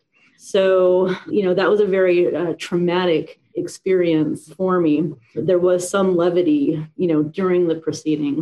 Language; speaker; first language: English; native; English